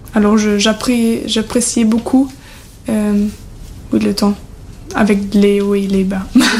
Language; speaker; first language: French; non-native, fluent; German